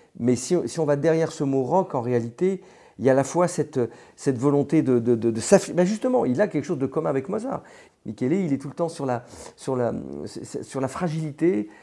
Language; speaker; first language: French; native; French